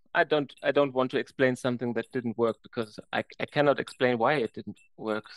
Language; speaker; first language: English; non-native, fluent; German